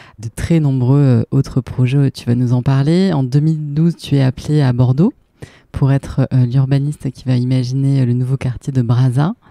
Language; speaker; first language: French; native; French